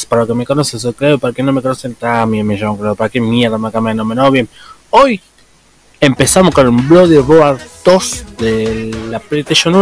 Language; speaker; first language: Spanish; native; Spanish